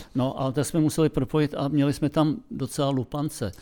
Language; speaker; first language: Czech; native; Czech